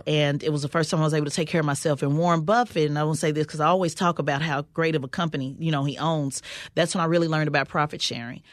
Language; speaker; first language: English; native; English